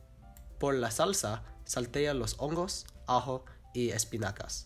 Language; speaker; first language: Spanish; non-native, learner; English